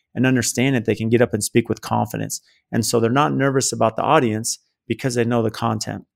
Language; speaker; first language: English; native; English